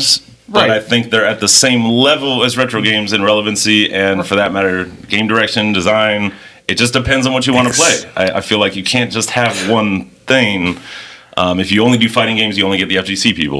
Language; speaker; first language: English; native; English